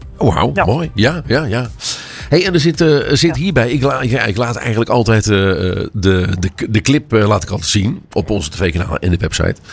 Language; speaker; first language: Dutch; native; Dutch